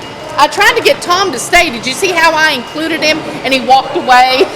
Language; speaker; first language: English; native; English